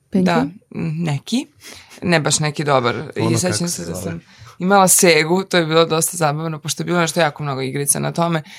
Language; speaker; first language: Serbian; native; Serbian